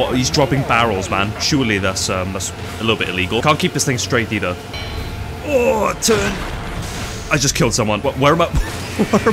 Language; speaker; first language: English; native; English